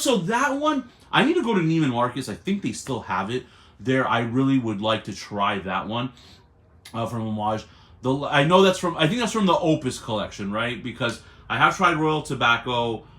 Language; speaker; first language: English; native; English